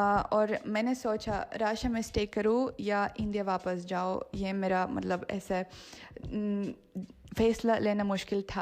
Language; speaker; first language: Hindi; non-native, fluent; Russian